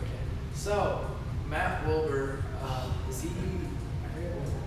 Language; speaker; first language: English; native; English